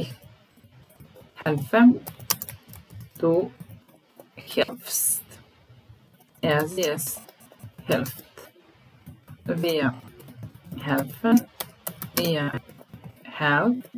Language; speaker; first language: German; non-native, fluent; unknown